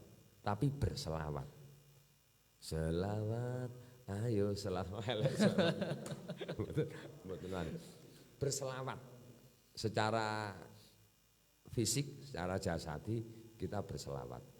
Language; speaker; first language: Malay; non-native, local second language; Javanese